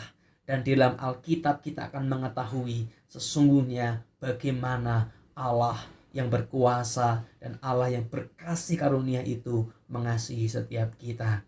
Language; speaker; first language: Indonesian; native; Indonesian